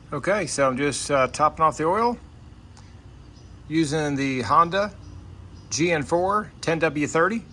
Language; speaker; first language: English; native; English